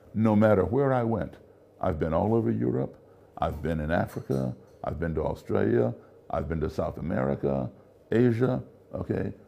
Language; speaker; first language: English; native; English